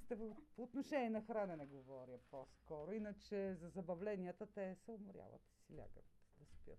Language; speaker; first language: Bulgarian; native; Bulgarian